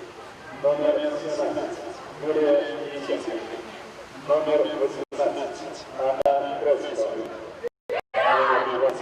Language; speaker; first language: Russian; native; Russian